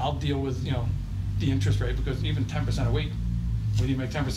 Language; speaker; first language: English; native; English